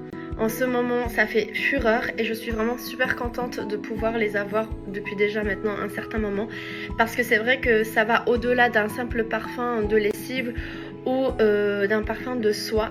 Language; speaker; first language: French; native; French